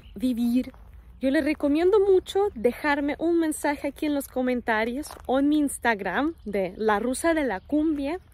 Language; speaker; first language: Spanish; non-native, fluent; Russian